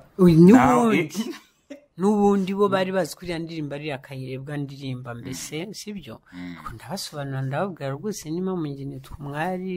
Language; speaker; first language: Kinyarwanda; early bilingual, heritage; Kinyarwanda